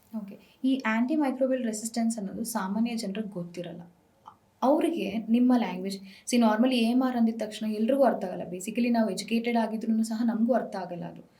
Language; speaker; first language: Kannada; native; Kannada